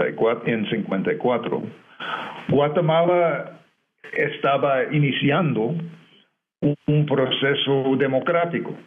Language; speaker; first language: Spanish; non-native, fluent; English